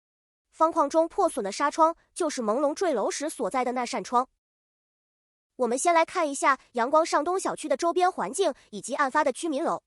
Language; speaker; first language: Chinese; native; Chinese